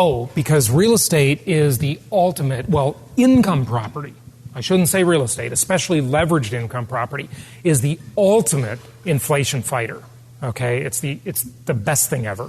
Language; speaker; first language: English; native; English